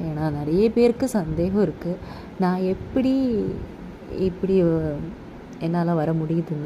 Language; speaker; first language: Tamil; non-native, learner; Malayalam